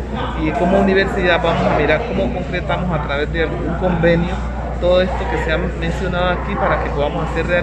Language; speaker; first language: Spanish; native; Spanish